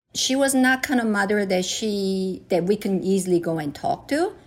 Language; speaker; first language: English; early bilingual, other home language; Korean